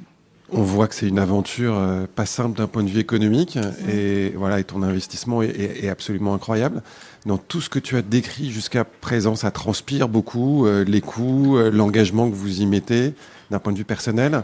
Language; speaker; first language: French; native; French